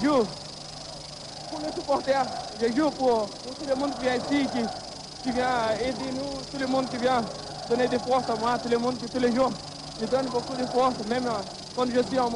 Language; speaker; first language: French; non-native, learner; Portuguese